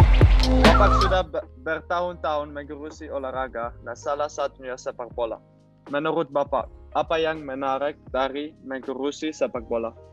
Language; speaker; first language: Indonesian; non-native, learner; Dutch